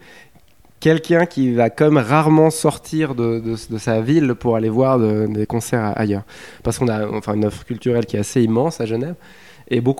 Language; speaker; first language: French; native; French